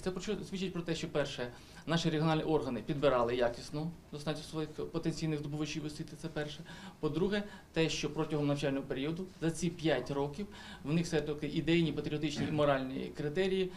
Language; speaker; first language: Ukrainian; native; Ukrainian